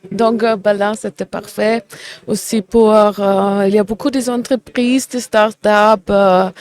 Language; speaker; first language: French; non-native, fluent; German